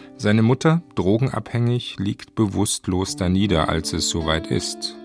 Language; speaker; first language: German; native; German